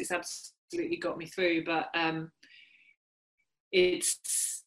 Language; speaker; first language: English; native; English